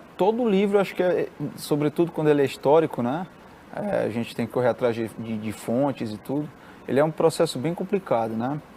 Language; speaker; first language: Portuguese; native; Portuguese